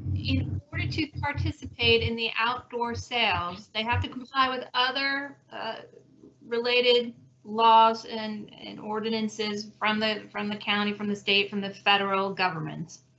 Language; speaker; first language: English; native; English